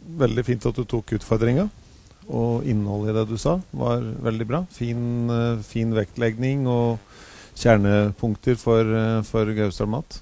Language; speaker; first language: Norwegian; native; Norwegian